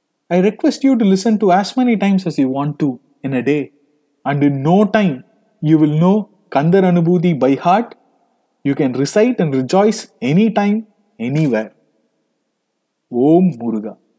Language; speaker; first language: English; non-native, local second language; Tamil